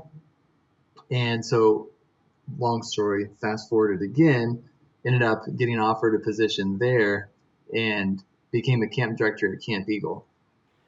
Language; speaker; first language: English; native; English